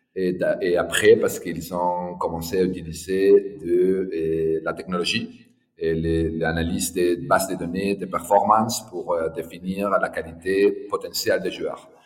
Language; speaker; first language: French; non-native, fluent; Spanish